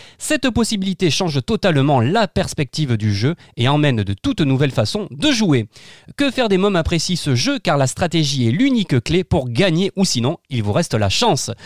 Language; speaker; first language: French; native; French